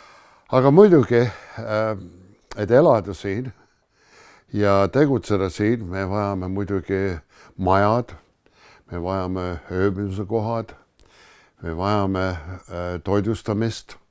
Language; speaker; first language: Estonian; non-native, fluent; English